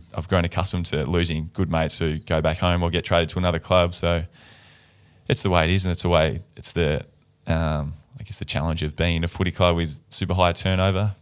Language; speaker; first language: English; native; English